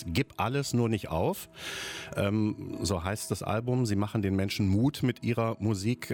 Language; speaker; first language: German; native; German